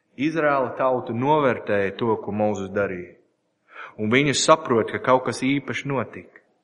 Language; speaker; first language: Latvian; non-native, learner; English